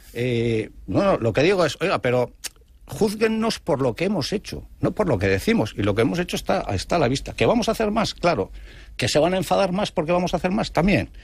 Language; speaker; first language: Spanish; non-native, local second language; Basque